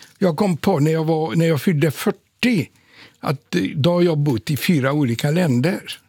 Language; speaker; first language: Swedish; non-native, fluent; Polish